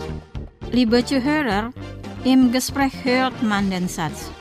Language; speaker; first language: German; non-native, fluent; Indonesian